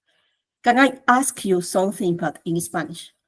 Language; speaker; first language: English; non-native, learner; Spanish